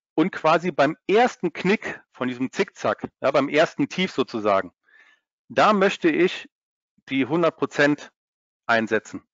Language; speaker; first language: German; native; German